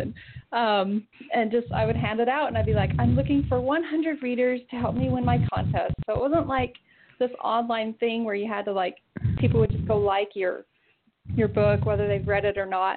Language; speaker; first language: English; native; English